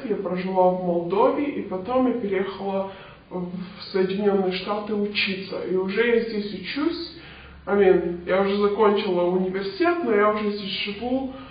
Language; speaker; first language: Russian; native; Russian